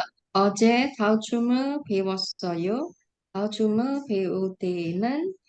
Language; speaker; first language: Korean; non-native, learner; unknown